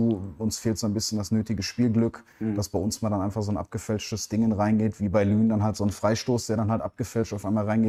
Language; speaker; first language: German; native; German